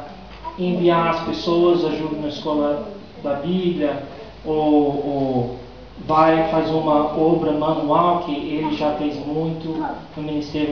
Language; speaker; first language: Portuguese; non-native, fluent; English